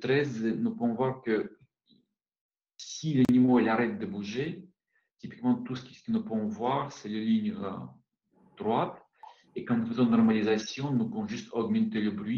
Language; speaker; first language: French; non-native, fluent; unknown